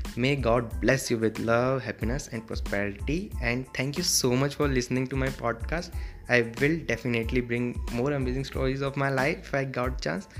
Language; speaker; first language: English; non-native, local second language; Hindi